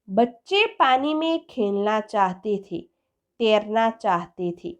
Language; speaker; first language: Hindi; non-native, local second language; Gujarati